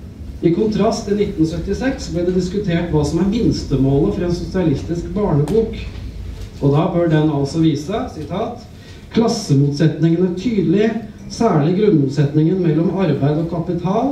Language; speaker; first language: Norwegian; native; Norwegian